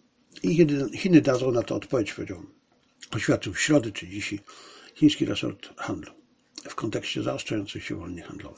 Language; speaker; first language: Polish; native; Polish